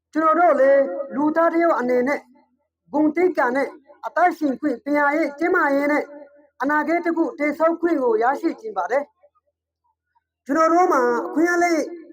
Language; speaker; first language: Burmese; non-native, local second language; Rohingya